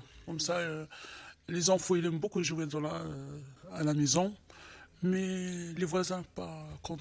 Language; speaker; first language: French; non-native, learner; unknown